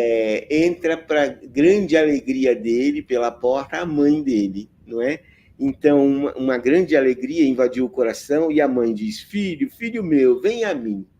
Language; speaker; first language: Portuguese; native; Portuguese